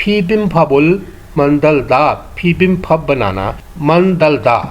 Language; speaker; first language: Korean; non-native, learner; Urdu